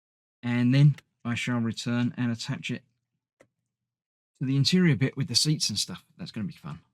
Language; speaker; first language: English; native; English